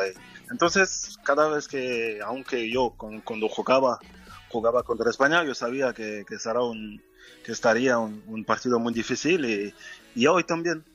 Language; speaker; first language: Spanish; non-native, fluent; French